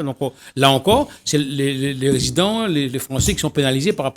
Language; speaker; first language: French; non-native, local second language; Réunion Creole French